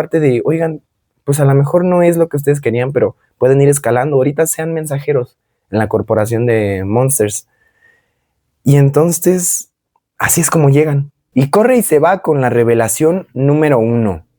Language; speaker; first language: Spanish; native; Spanish